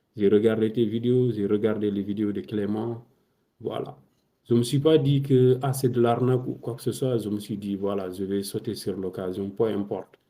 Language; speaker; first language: French; non-native, local second language; Wolof